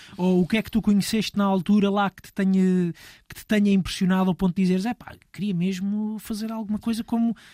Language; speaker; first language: Portuguese; native; Portuguese